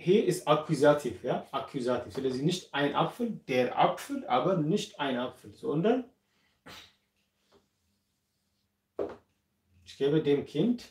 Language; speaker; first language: German; non-native, fluent; Amharic